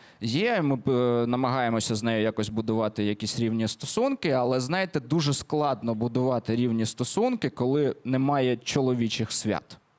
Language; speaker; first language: Ukrainian; non-native, local second language; Russian